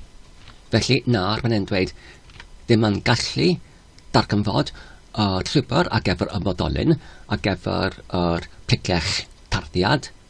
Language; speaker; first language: Welsh; non-native, fluent; English